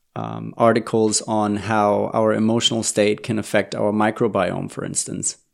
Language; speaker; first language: English; non-native, fluent; German